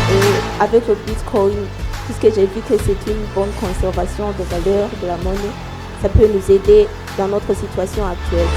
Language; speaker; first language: French; non-native, local second language; Rundi